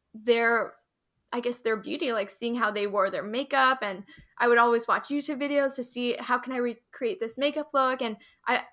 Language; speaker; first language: English; early bilingual, other home language; Hindi